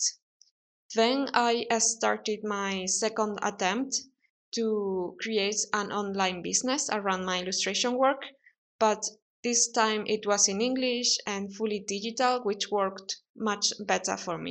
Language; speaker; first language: English; non-native, fluent; Spanish